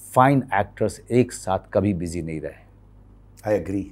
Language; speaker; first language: Hindi; native; Hindi